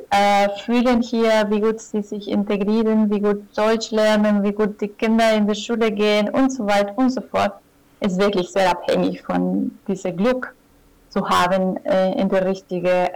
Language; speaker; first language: German; non-native, fluent; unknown